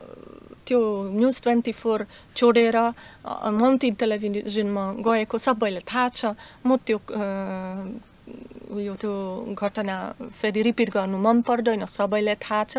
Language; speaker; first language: Nepali; non-native, fluent; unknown